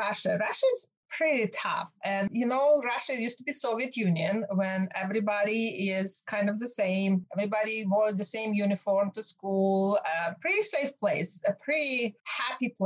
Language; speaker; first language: English; non-native, fluent; Russian